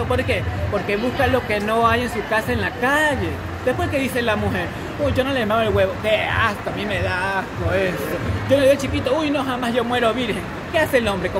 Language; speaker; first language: Spanish; native; Spanish